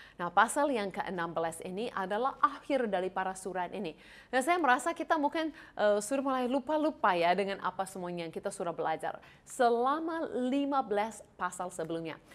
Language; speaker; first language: Indonesian; non-native, fluent; English